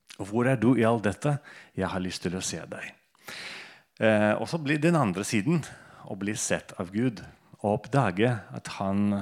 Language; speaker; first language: Norwegian; non-native, fluent; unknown